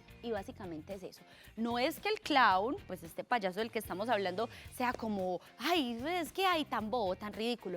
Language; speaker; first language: Spanish; native; Spanish